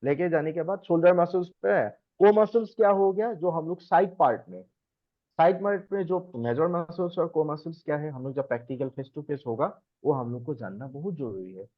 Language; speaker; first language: Hindi; non-native, local second language; Assamese